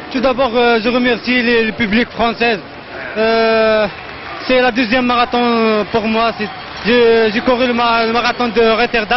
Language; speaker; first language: French; non-native, learner; Arabic